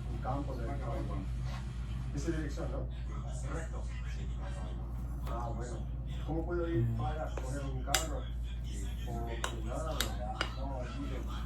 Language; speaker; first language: Spanish; non-native, learner; English